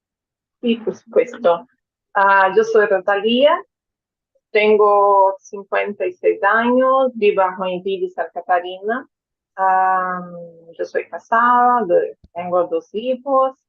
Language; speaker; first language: Spanish; non-native, fluent; Portuguese